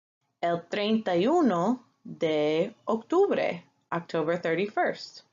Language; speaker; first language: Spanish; non-native, fluent; English